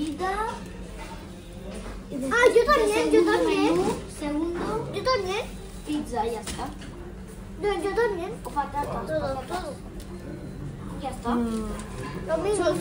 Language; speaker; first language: Spanish; early bilingual, other home language; Bangla